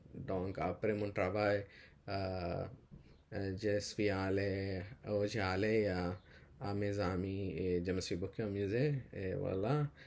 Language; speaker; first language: French; non-native, learner; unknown